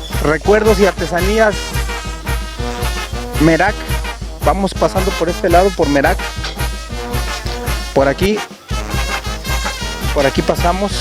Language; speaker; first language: Spanish; native; Spanish